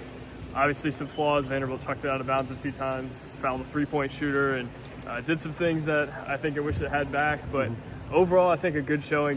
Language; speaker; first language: English; native; English